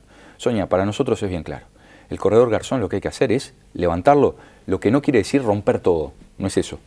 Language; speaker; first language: Spanish; native; Spanish